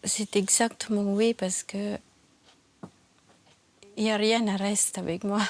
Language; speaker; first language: French; non-native, learner; Filipino